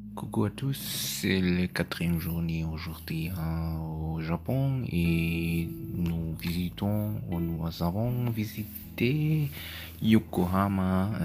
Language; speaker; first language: French; non-native, learner; German